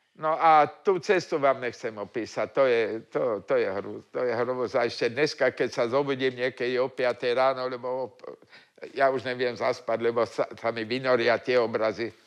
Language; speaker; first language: Slovak; non-native, local second language; German